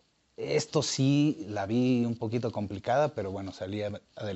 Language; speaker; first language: Spanish; native; Spanish